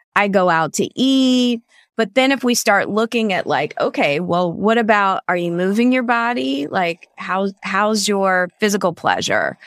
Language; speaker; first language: English; native; English